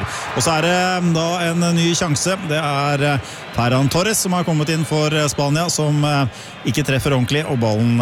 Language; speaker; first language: Norwegian; native; Norwegian